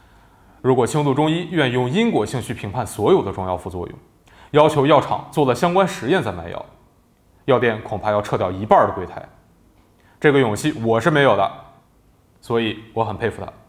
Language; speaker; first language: Chinese; native; Chinese